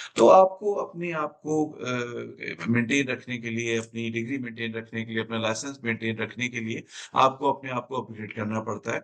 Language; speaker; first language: Urdu; native; Urdu